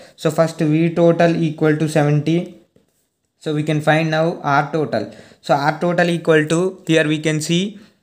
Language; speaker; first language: English; non-native, local second language; Telugu